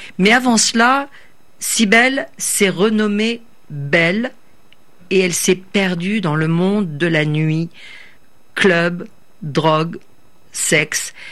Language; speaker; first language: French; native; French